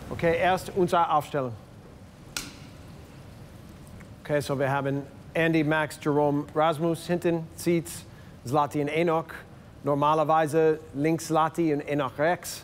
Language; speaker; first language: German; non-native, learner; English